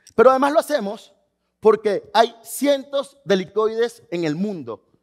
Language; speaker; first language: Spanish; native; Spanish